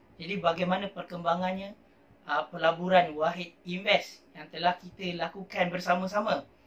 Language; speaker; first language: Malay; native; Malay